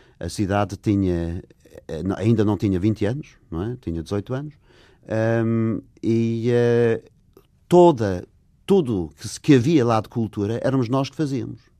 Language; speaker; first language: Portuguese; non-native, fluent; English